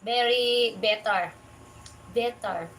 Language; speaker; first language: English; non-native, learner; Filipino